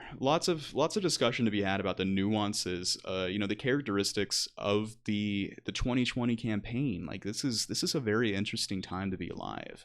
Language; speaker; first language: English; native; English